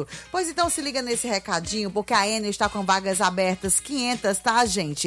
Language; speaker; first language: Portuguese; native; Portuguese